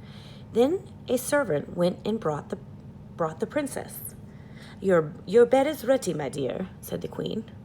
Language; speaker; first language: English; native; English